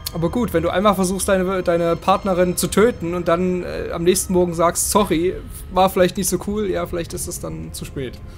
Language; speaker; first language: German; native; German